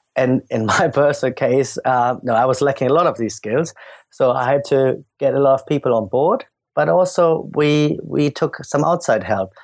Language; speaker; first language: English; non-native, fluent; German